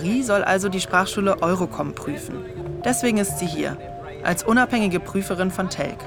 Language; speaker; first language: German; native; German